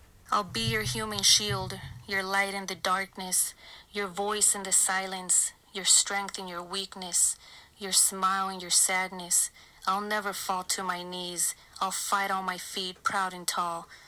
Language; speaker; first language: English; early bilingual, other home language; Spanish